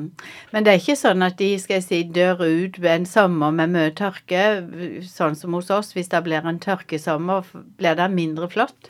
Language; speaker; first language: Norwegian; native; Norwegian